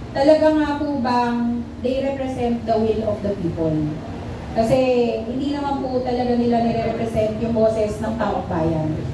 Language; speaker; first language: Filipino; native; Filipino